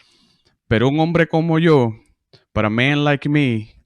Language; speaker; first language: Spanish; early bilingual, heritage; Spanish